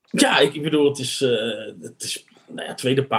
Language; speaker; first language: Dutch; native; Dutch